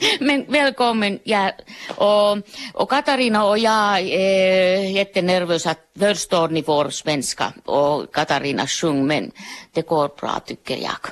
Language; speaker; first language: Swedish; non-native, local second language; Finnish